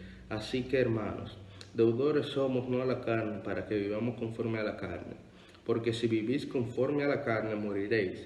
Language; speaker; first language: Spanish; native; Spanish